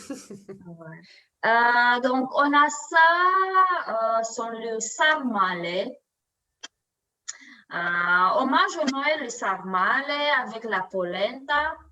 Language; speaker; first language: French; non-native, learner; Romanian